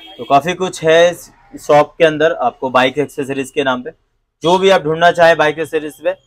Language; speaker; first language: Hindi; native; Hindi